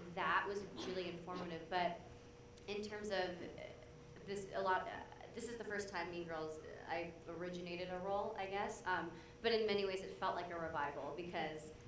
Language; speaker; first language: English; native; English